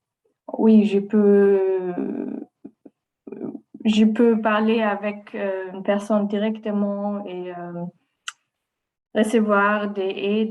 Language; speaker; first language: French; non-native, learner; German